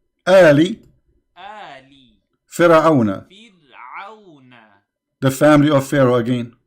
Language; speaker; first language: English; non-native, fluent; Arabic